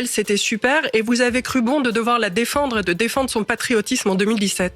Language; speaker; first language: French; native; French